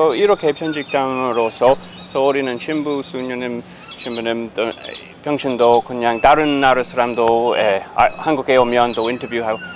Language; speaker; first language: Korean; non-native, fluent; English